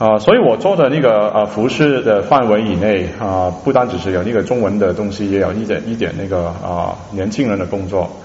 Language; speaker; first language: Chinese; non-native, local second language; Cantonese